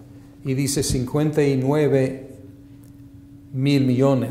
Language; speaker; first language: Spanish; non-native, fluent; English